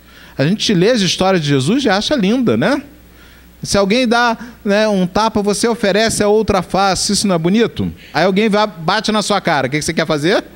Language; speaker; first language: Portuguese; native; Portuguese